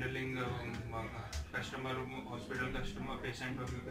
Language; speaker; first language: English; non-native, learner; Hindi